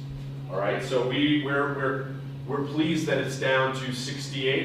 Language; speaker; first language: English; native; English